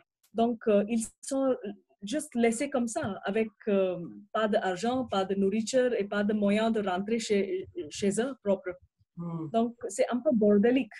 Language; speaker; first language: French; non-native, fluent; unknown